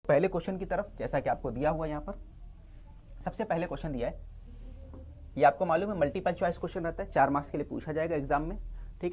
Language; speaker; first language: Hindi; native; Hindi